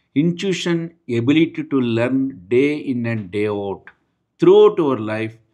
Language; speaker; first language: English; non-native, local second language; Telugu